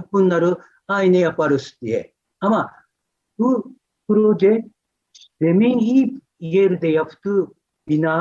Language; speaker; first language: Turkish; non-native, fluent; Japanese